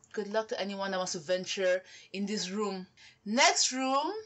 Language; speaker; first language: English; non-native, local second language; French